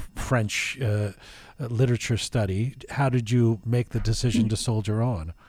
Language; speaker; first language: English; early bilingual, other home language; Persian